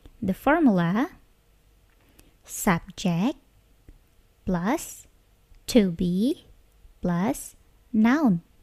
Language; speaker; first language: English; non-native, fluent; Indonesian